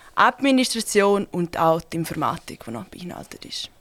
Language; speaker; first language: German; native; German